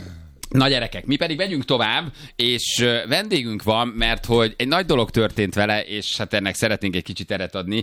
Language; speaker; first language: Hungarian; native; Hungarian